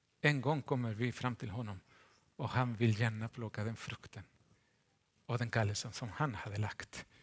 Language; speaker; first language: Swedish; non-native, fluent; Spanish